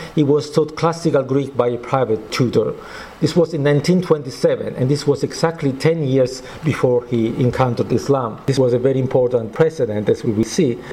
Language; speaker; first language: English; non-native, fluent; Italian